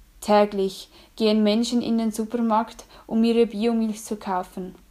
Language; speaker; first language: German; native; German